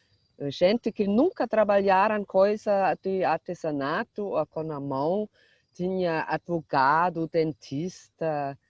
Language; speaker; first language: Portuguese; non-native, fluent; German